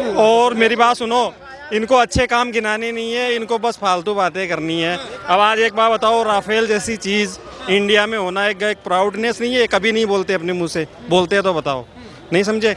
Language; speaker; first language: Hindi; native; Hindi